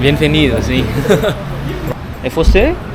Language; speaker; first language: Portuguese; non-native, learner; Indonesian